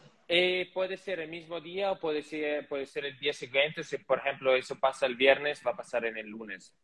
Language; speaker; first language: Spanish; non-native, fluent; Italian